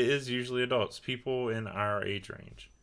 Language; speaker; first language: English; native; English